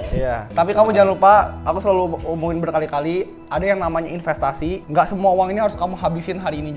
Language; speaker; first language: Indonesian; native; Indonesian